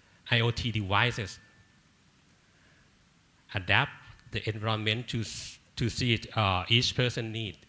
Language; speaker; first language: English; non-native, learner; Thai